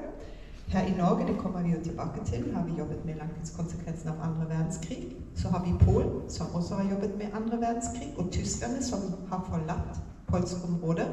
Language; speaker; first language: Norwegian; non-native, fluent; German